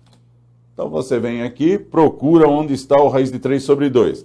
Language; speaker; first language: Portuguese; native; Portuguese